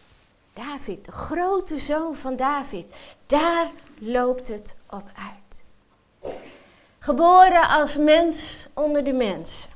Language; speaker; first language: Dutch; native; Dutch